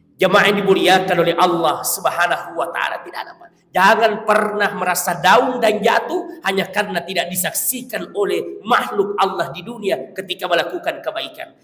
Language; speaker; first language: Malay; non-native, local second language; Buginese